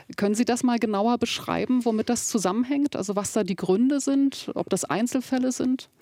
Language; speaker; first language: German; native; German